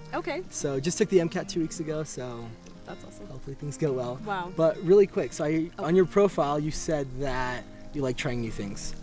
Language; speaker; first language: English; native; English